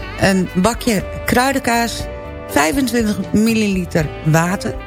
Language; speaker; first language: Dutch; native; Dutch